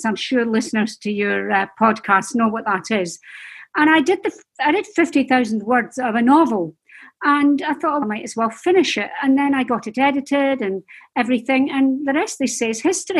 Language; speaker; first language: English; native; English